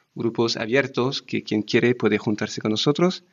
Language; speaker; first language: Spanish; non-native, fluent; French